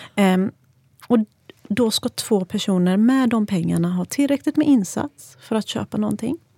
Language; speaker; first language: Swedish; early bilingual, other home language; Persian